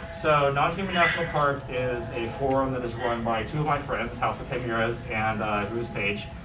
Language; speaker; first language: English; native; English